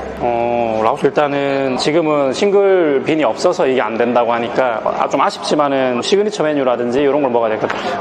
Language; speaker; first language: Korean; native; Korean